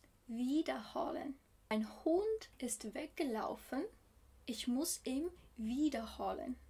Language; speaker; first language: German; non-native, fluent; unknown